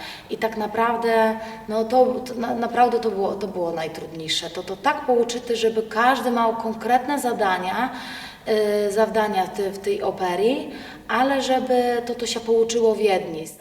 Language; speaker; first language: Polish; non-native, local second language; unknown